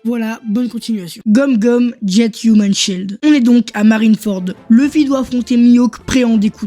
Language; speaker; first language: French; native; French